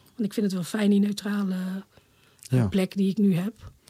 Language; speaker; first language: Dutch; native; Dutch